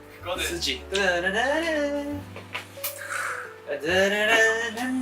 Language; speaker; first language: Korean; native; Korean